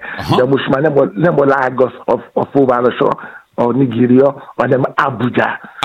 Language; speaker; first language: Hungarian; non-native, fluent; Yoruba